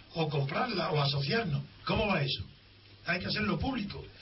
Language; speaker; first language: Spanish; native; Spanish